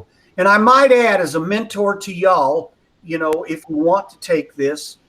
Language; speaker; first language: English; native; English